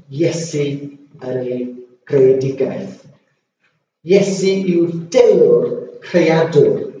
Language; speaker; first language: Welsh; non-native, local second language; English